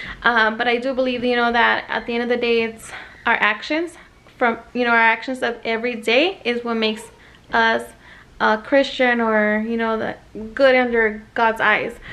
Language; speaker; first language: English; early bilingual, other home language; Spanish